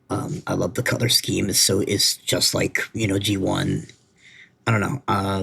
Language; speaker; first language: English; native; English